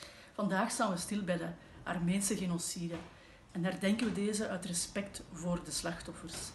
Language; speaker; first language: Dutch; native; Dutch